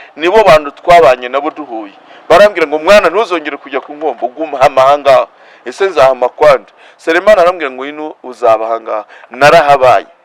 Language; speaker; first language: Kinyarwanda; non-native, local second language; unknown